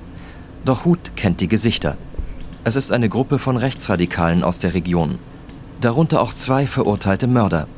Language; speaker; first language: German; native; German